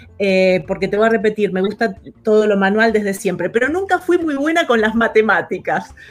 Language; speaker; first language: Spanish; native; Spanish